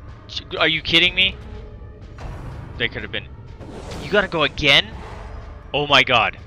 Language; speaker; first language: English; native; English